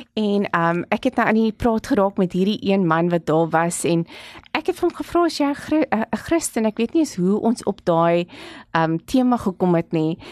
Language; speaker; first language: Afrikaans; non-native, local second language; English